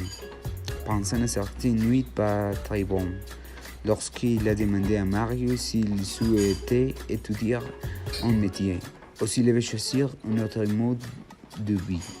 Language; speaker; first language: French; non-native, learner; Spanish